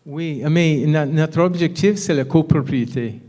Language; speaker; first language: French; non-native, fluent; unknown